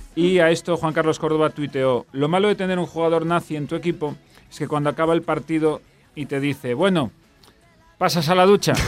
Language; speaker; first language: Spanish; native; Spanish